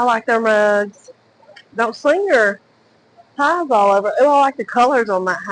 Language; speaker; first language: English; native; English